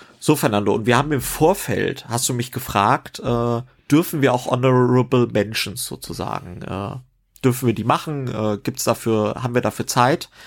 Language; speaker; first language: German; native; German